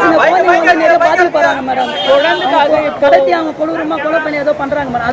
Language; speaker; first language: Tamil; native; Tamil